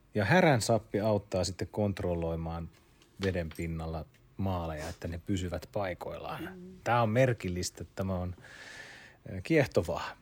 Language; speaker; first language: Finnish; native; Finnish